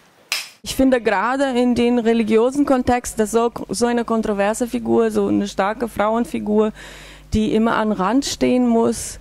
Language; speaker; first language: German; non-native, fluent; Portuguese